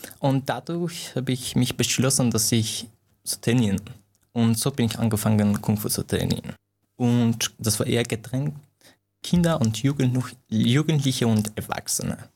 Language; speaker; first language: German; non-native, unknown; Persian